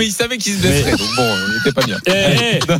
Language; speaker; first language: French; native; French